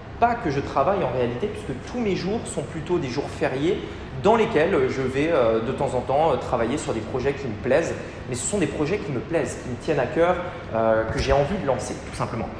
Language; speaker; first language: French; native; French